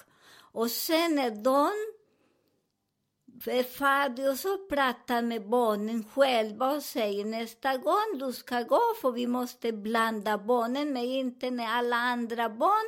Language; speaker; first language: Swedish; non-native, learner; Spanish